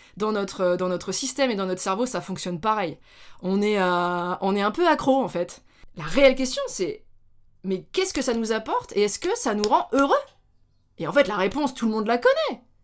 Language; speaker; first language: French; native; French